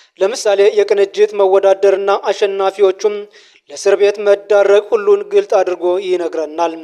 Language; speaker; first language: Amharic; native; Amharic